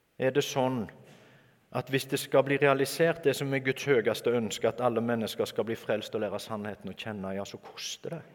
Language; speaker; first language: Norwegian; native; Norwegian